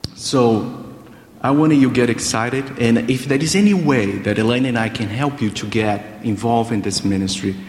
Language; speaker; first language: English; non-native, fluent; Portuguese